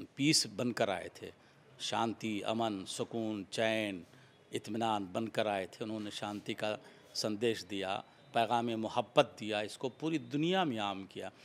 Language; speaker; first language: Hindi; native; Hindi